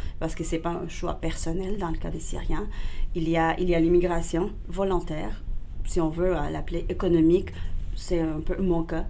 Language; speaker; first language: French; non-native, fluent; Spanish